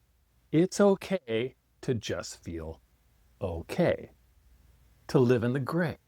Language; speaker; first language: English; native; English